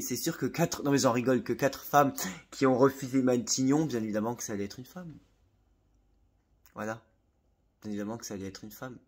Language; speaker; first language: French; native; French